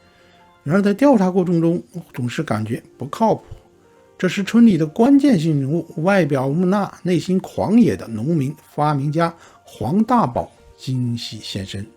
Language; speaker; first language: Chinese; native; Chinese